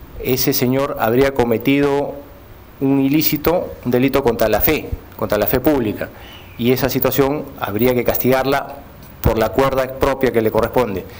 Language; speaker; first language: Spanish; native; Spanish